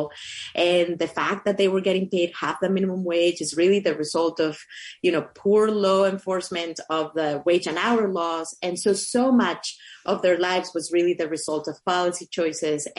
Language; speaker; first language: English; non-native, fluent; Spanish